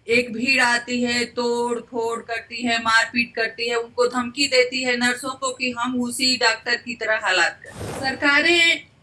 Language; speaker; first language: Hindi; native; Hindi